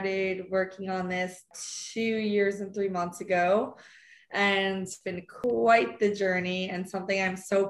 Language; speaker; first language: English; native; English